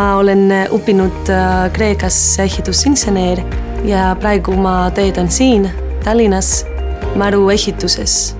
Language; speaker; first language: Estonian; non-native, learner; Greek